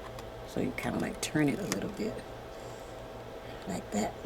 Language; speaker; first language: English; native; English